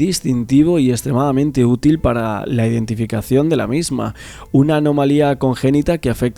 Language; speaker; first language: Spanish; native; Spanish